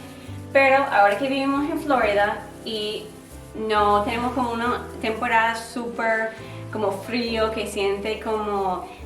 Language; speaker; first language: Spanish; non-native, learner; English